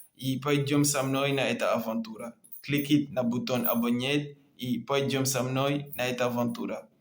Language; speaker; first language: Russian; non-native, learner; French